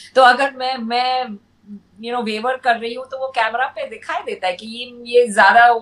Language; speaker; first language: Hindi; non-native, local second language; English